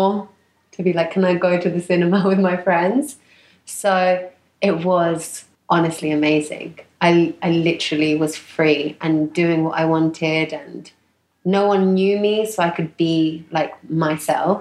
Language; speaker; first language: English; native; English